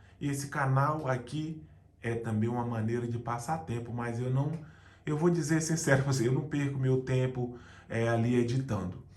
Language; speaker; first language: Portuguese; native; Portuguese